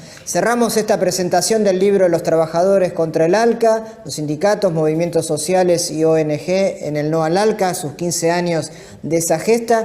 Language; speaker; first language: Spanish; native; Spanish